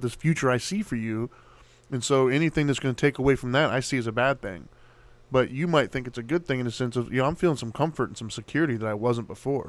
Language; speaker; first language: English; native; English